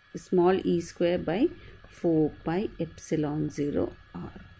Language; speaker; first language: English; non-native, local second language; Malayalam